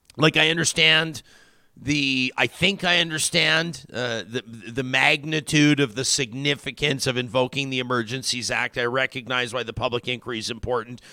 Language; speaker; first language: English; native; English